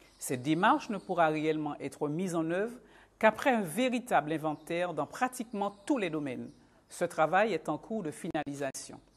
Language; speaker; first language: French; native; French